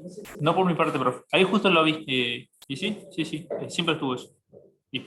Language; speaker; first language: Spanish; native; Spanish